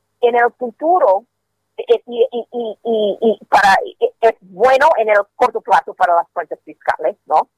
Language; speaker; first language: Spanish; non-native, fluent; English